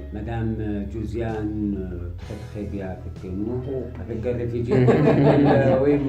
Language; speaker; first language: French; non-native, learner; Arabic